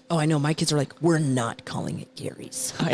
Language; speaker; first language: English; native; English